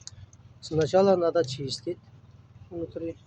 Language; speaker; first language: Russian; non-native, local second language; Uzbek